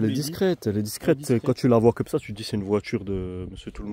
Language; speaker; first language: French; native; French